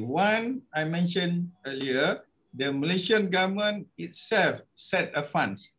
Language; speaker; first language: English; non-native, local second language; Malay